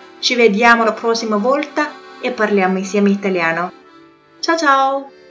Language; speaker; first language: Italian; non-native, fluent; Chinese